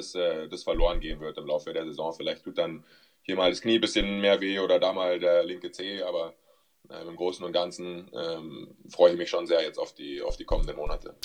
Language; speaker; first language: German; native; German